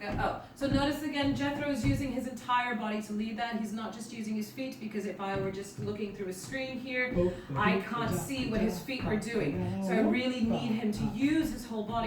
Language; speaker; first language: English; native; English